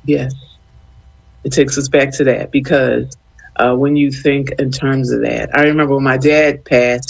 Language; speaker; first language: English; native; English